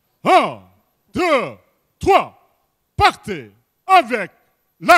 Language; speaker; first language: French; non-native, learner; Korean